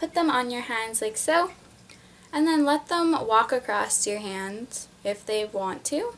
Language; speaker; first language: English; native; English